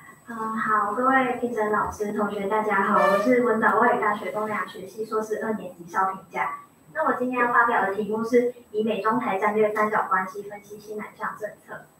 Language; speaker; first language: Chinese; native; Chinese